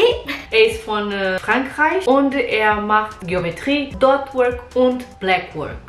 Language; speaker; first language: German; non-native, learner; Portuguese